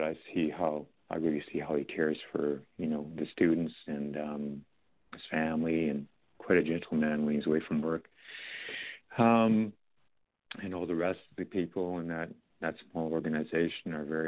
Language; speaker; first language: English; native; English